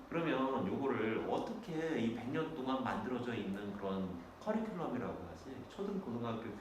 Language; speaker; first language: Korean; native; Korean